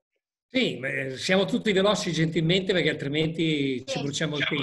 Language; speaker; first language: Italian; native; Italian